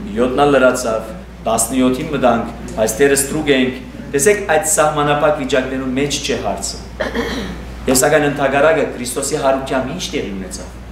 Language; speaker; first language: Armenian; early bilingual, heritage; Armenian